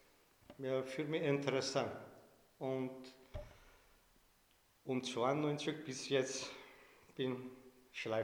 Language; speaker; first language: German; non-native, learner; Turkish